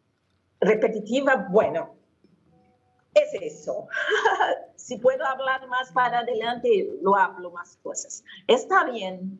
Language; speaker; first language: Spanish; non-native, fluent; Portuguese